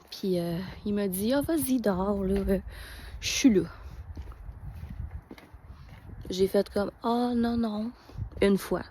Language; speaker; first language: French; native; French